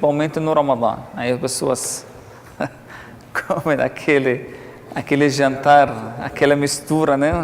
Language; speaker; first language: Portuguese; non-native, fluent; Arabic